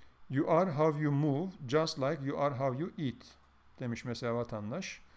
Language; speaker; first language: English; non-native, fluent; Turkish